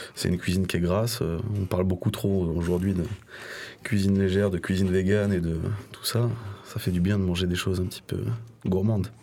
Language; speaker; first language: French; native; French